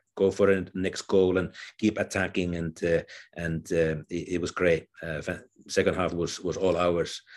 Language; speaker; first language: English; non-native, fluent; Finnish